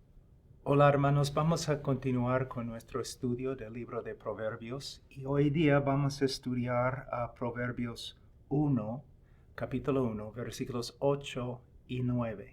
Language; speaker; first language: Spanish; non-native, fluent; English